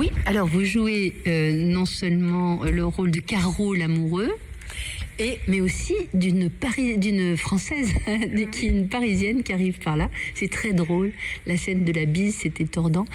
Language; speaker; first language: French; native; French